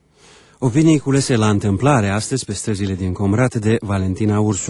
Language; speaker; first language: Romanian; native; Romanian